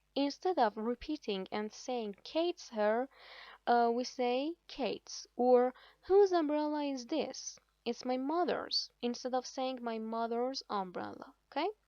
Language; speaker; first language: English; non-native, fluent; Persian